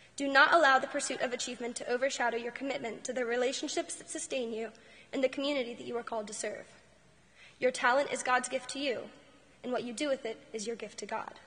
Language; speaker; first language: English; native; English